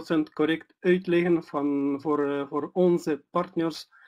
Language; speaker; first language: Dutch; non-native, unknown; Russian